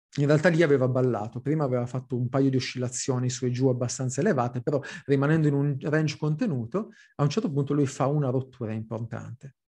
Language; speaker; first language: Italian; early bilingual, heritage; Italian